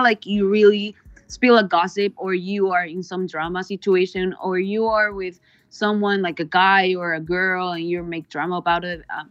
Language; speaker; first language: English; non-native, fluent; Spanish